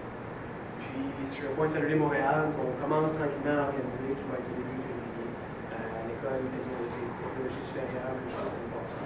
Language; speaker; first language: French; native; French